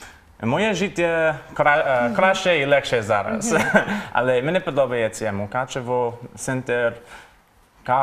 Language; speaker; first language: Ukrainian; non-native, learner; English